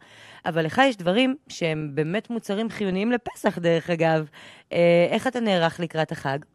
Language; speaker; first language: Hebrew; native; Hebrew